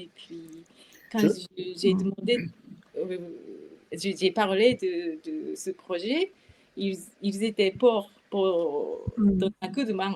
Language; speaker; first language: French; non-native, fluent; Japanese